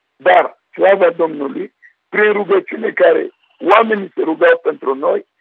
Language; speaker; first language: Romanian; non-native, fluent; Sango